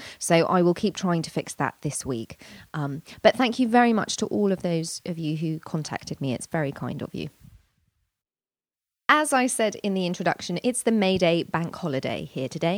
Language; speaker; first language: English; native; English